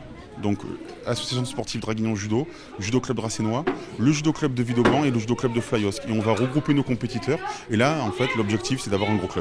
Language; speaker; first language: French; native; French